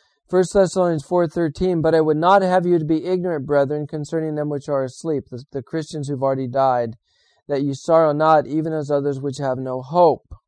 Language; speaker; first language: English; native; English